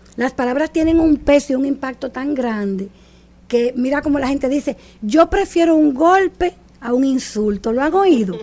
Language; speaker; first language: Spanish; native; Spanish